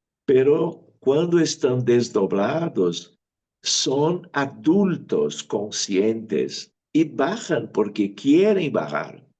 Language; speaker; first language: Spanish; non-native, fluent; Portuguese